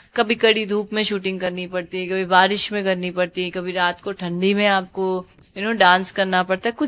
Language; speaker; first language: Hindi; non-native, local second language; Bangla